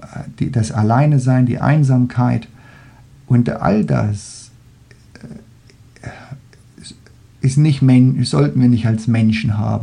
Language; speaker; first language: German; non-native, fluent; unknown